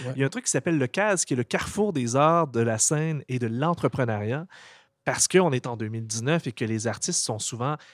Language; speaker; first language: French; native; French